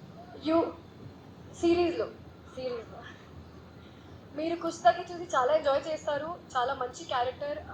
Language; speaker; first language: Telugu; non-native, local second language; Hindi